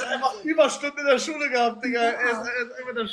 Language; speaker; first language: German; native; German